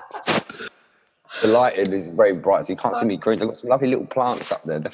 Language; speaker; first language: English; native; English